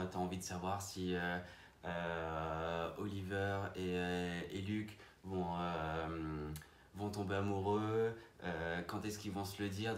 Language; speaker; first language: French; native; French